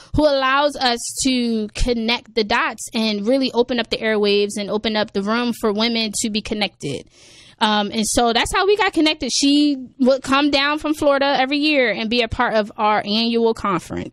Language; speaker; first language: English; native; English